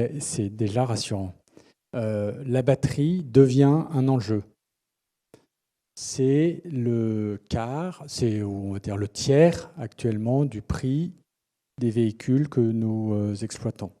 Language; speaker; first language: French; native; French